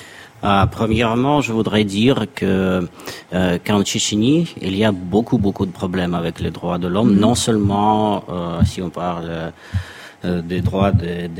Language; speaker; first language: French; non-native, fluent; Russian